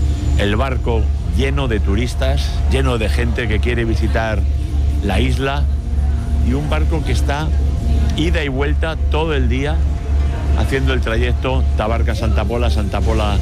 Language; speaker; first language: Spanish; native; Spanish